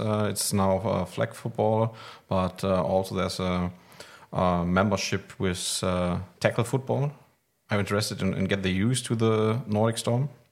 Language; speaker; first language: English; non-native, learner; German